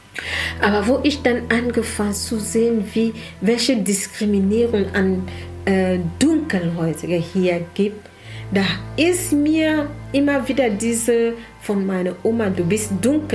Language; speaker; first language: German; non-native, learner; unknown